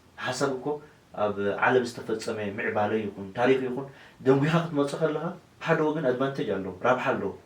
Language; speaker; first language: Tigrinya; non-native, local second language; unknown